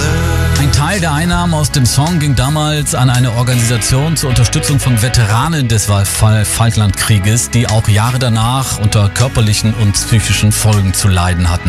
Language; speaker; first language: German; native; German